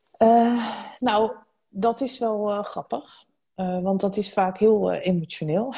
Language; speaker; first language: Dutch; native; Dutch